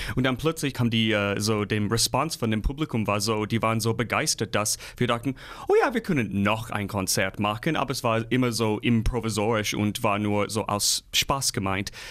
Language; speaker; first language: German; non-native, fluent; English